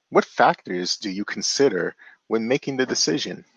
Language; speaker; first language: English; native; English